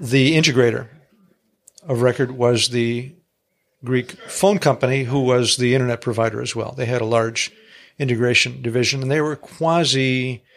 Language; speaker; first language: English; early bilingual, other home language; Greek